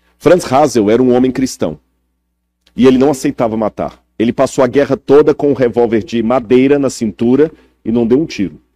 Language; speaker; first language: Portuguese; native; Portuguese